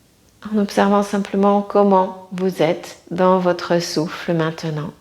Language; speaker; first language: French; native; French